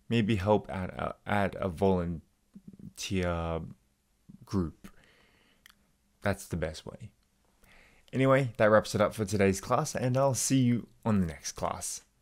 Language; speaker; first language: English; native; English